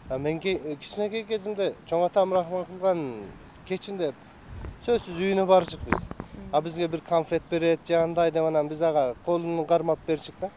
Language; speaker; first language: Kyrgyz; early bilingual, heritage; Kyrgyz